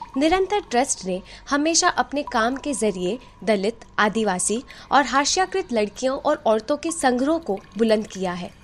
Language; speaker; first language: Hindi; native; Hindi